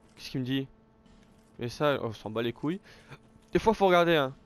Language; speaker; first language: French; native; French